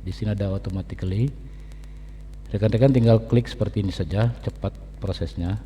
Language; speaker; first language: Indonesian; native; Indonesian